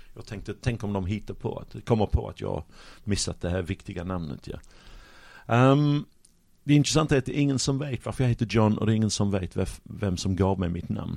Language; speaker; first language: Swedish; non-native, fluent; English